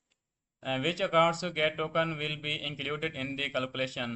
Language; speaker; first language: English; non-native, learner; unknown